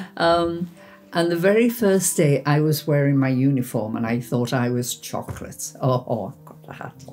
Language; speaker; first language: English; native; English